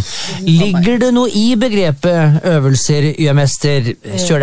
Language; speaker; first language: Norwegian; native; Norwegian